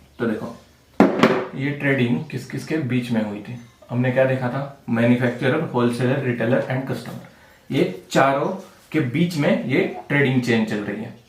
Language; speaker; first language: Hindi; non-native, local second language; Marathi